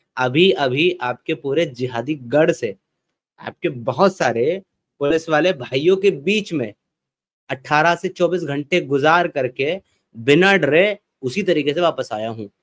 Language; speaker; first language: Hindi; native; Hindi